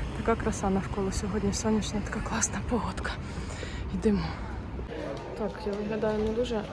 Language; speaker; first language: Ukrainian; non-native, local second language; Russian